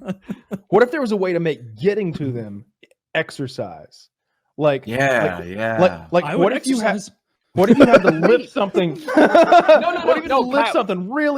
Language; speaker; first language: English; native; English